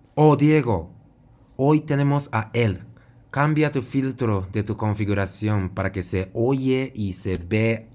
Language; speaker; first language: Spanish; non-native, fluent; Japanese